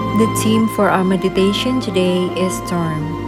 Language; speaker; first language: English; non-native, fluent; Indonesian